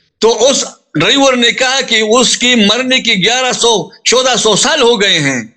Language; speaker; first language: Urdu; non-native, local second language; Pashto